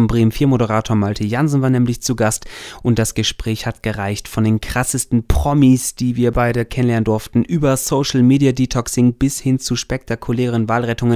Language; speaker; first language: German; native; German